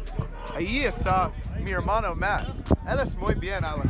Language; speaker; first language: Spanish; non-native, learner; English